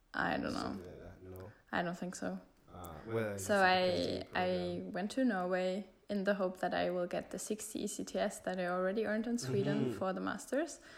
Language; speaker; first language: English; non-native, fluent; German